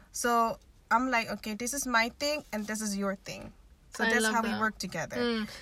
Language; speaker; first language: English; non-native, fluent; Dutch